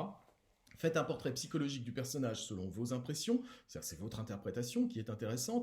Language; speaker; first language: French; native; French